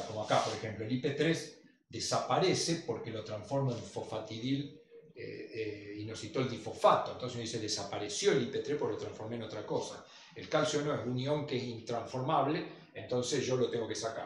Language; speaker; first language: Spanish; native; Spanish